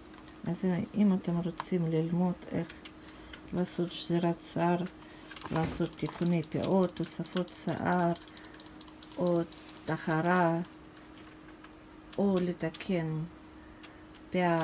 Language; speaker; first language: Hebrew; non-native, fluent; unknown